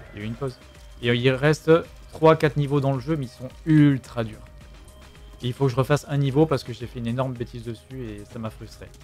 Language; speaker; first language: French; native; French